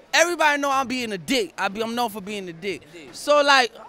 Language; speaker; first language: English; native; English